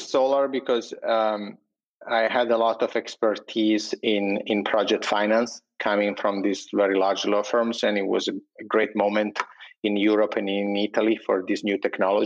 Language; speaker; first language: English; non-native, fluent; Italian